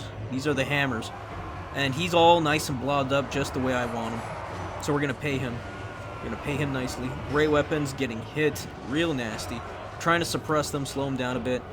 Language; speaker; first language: English; native; English